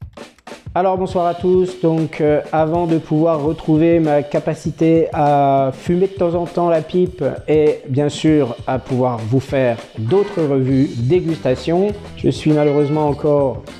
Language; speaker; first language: French; native; French